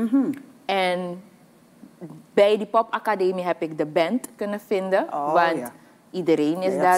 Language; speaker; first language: Dutch; native; Dutch